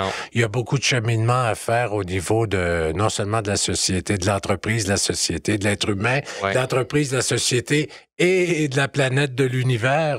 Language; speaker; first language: French; native; French